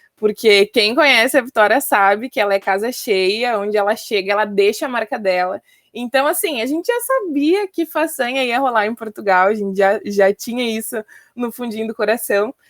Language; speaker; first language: Portuguese; native; Portuguese